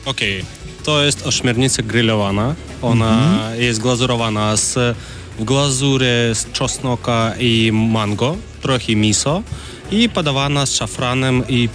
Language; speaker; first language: Polish; non-native, fluent; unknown